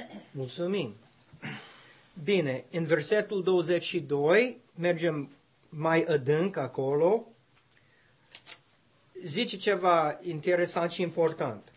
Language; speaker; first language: Romanian; non-native, learner; English